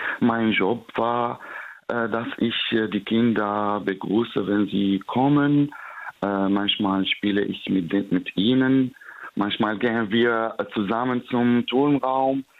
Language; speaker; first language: German; non-native, fluent; Arabic